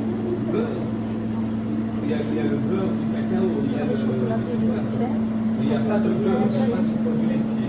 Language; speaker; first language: French; native; French